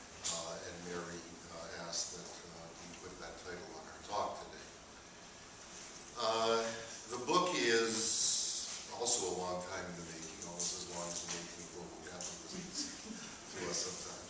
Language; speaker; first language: English; native; English